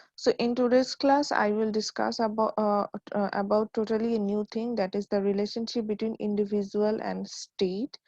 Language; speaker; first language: English; non-native, local second language; Bangla